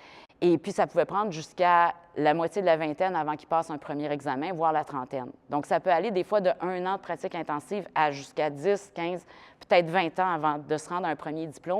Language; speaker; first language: French; native; French